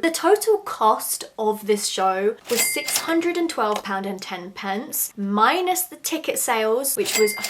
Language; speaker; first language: English; native; English